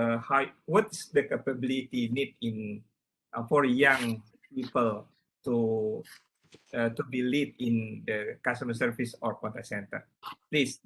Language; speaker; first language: English; non-native, learner; Indonesian